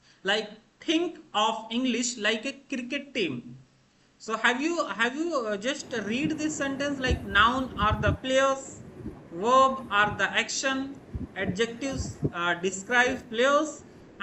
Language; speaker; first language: English; non-native, learner; Hindi